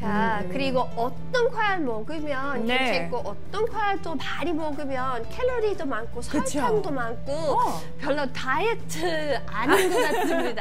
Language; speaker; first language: Korean; non-native, learner; English